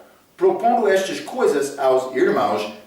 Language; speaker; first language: Portuguese; non-native, fluent; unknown